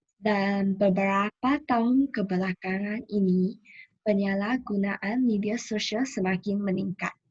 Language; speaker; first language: Malay; non-native, local second language; Chinese